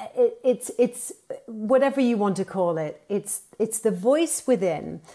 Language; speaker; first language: English; native; English